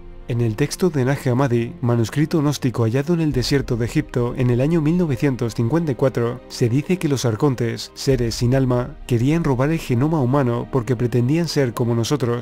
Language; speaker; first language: Spanish; native; Spanish